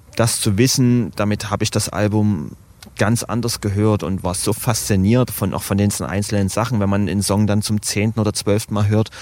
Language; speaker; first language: German; native; German